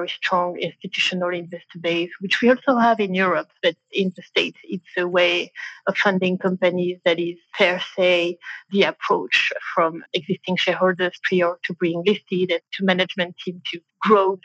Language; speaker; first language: English; non-native, fluent; French